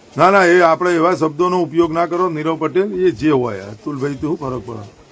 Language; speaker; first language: Gujarati; native; Gujarati